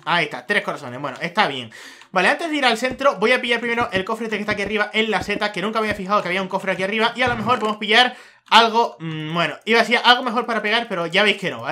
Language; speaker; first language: Spanish; native; Spanish